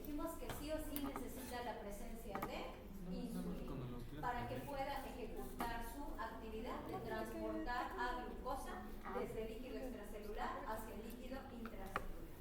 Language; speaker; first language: Spanish; native; Spanish